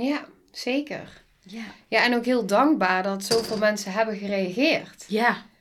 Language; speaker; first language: Dutch; native; Dutch